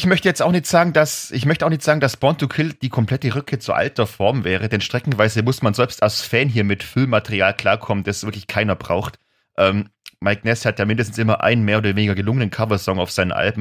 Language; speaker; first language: German; native; German